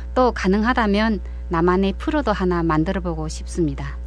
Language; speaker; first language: Korean; early bilingual, heritage; Korean